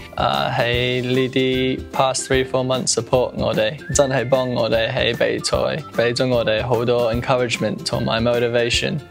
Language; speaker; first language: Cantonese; early bilingual, heritage; English